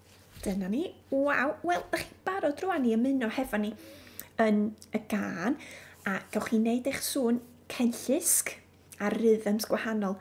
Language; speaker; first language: Welsh; native; Welsh